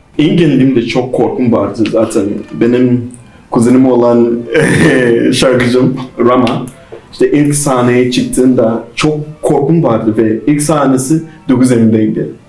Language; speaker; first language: Turkish; non-native, fluent; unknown